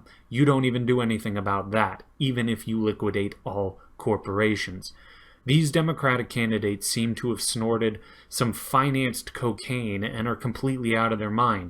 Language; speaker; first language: English; native; English